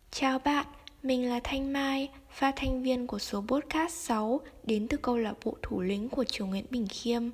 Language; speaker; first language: Vietnamese; native; Vietnamese